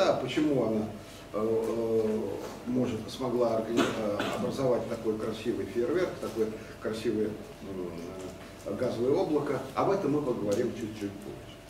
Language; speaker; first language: Russian; native; Russian